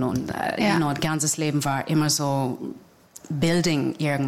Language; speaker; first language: German; non-native, fluent; English